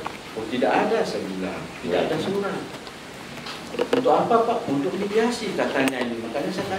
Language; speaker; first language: Indonesian; non-native, local second language; Sasak